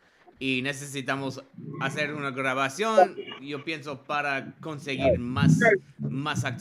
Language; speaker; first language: Spanish; non-native, learner; English